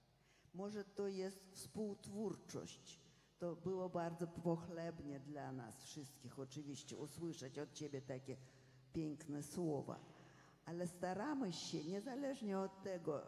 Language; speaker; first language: Polish; non-native, fluent; Russian